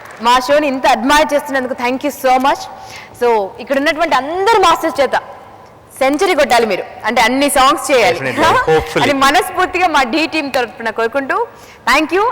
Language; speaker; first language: Telugu; native; Telugu